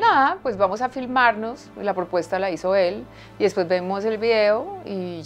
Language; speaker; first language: Spanish; native; Spanish